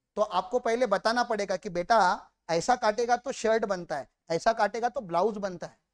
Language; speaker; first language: Hindi; non-native, local second language; Marathi